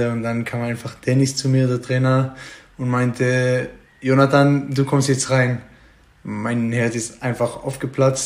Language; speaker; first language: German; non-native, fluent; Hebrew